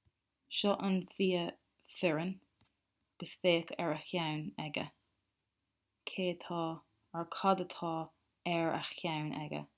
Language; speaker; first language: Irish; non-native, local second language; English